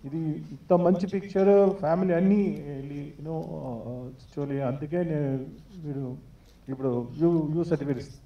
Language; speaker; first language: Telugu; non-native, learner; Tamil